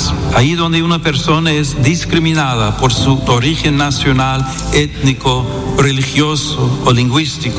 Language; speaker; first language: Spanish; non-native, fluent; English